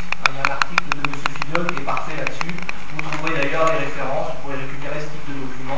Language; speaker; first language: French; native; French